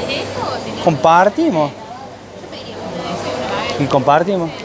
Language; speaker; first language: Spanish; native; Spanish